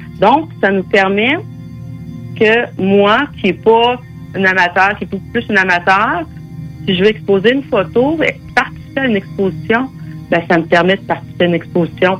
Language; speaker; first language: French; native; French